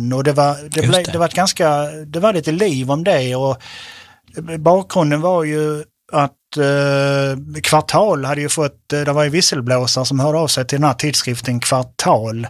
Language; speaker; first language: Swedish; native; Swedish